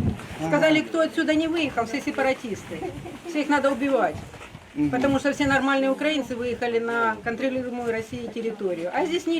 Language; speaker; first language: Russian; native; Russian